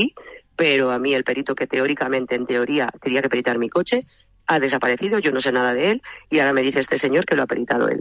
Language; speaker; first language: Spanish; native; Spanish